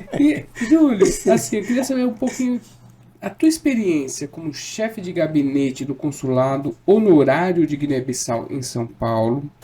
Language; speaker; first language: Portuguese; native; Portuguese